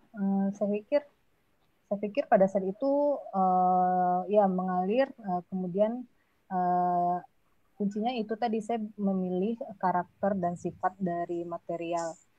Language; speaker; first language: Indonesian; non-native, local second language; Minangkabau